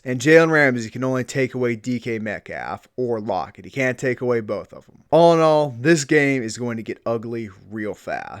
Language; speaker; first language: English; native; English